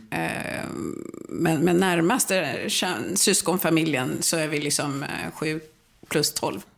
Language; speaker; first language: Swedish; early bilingual, other home language; Swahili